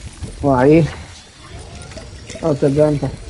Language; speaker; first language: Italian; native; Italian